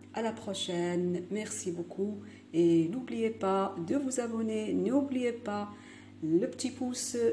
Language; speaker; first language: French; non-native, local second language; Arabic